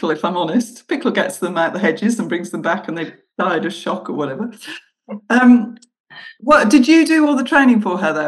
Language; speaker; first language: English; native; English